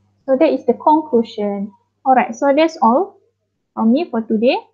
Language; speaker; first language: English; non-native, local second language; Malay